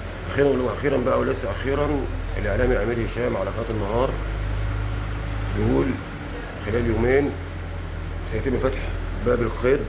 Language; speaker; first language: Arabic; native; Arabic